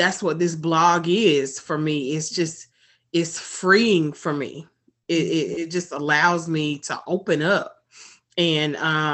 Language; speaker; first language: English; native; English